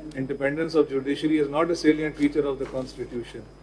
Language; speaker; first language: English; non-native, local second language; Urdu